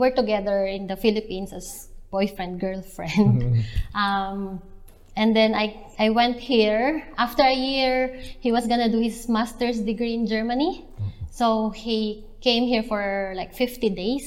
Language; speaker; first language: English; non-native, local second language; Filipino